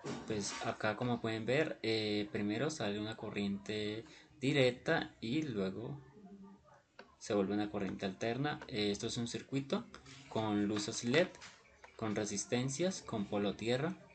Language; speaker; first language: Spanish; native; Spanish